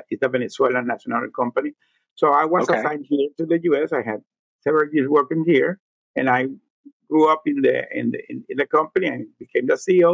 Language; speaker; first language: English; non-native, fluent; Spanish